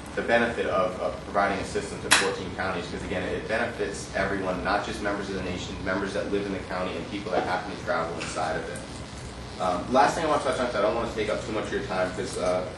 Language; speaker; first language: English; native; English